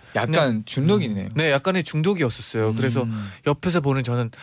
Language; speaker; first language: Korean; non-native, fluent; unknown